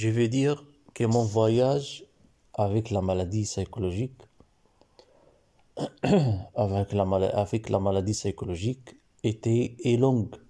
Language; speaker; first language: French; non-native, learner; Arabic